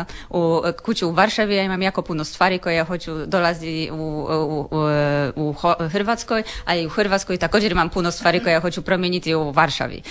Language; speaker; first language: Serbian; non-native, learner; Polish